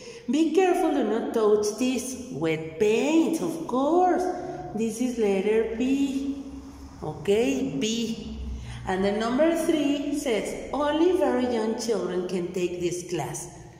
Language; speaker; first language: English; non-native, fluent; Spanish